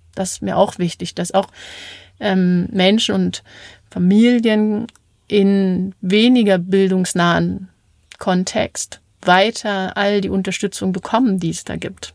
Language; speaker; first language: German; native; German